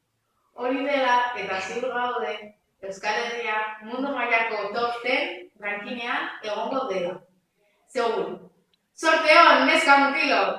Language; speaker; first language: Basque; native; Basque